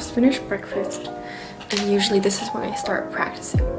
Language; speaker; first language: English; native; English